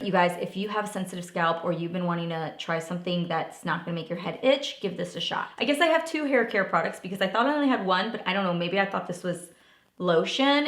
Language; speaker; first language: English; native; English